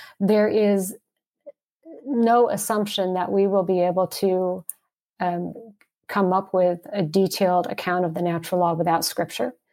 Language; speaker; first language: English; early bilingual, heritage; English